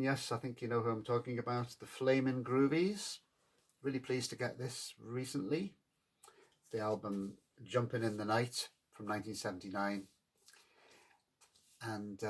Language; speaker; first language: English; native; English